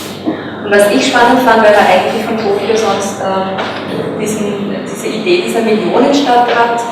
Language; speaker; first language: German; native; German